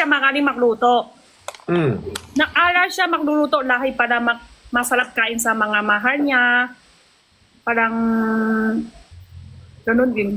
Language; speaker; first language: Filipino; non-native, learner; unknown